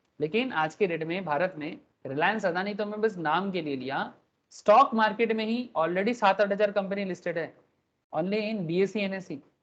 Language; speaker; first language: Hindi; non-native, local second language; Bangla